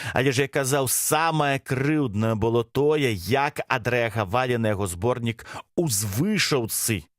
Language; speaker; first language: Belarusian; non-native, local second language; Russian